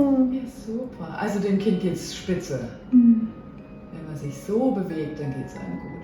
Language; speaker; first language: German; native; German